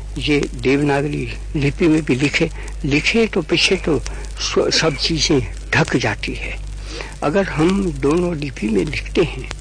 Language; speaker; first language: Hindi; non-native, local second language; Gujarati